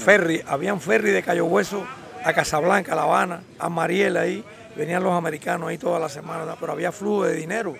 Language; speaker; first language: Spanish; native; Spanish